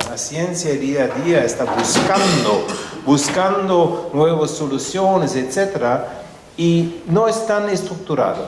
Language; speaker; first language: Spanish; non-native, fluent; German